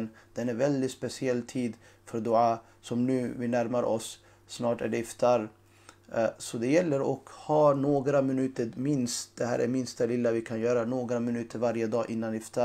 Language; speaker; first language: Swedish; non-native, fluent; Urdu